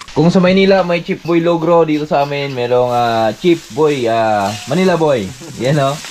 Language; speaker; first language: Filipino; non-native, local second language; Cebuano